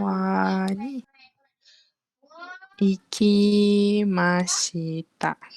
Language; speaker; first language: Japanese; non-native, learner; Malay